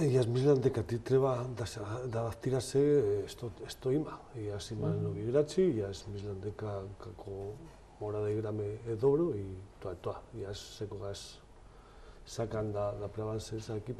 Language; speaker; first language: Macedonian; non-native, learner; Spanish